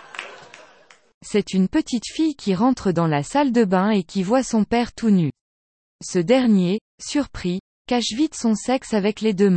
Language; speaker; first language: French; native; French